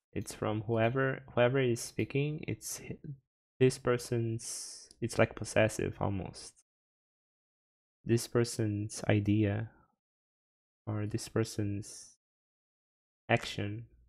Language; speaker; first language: English; non-native, fluent; Portuguese